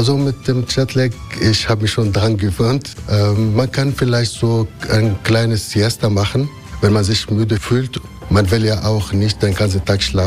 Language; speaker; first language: German; non-native, fluent; Arabic